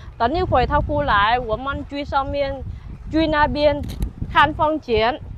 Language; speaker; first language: Chinese; non-native, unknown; Vietnamese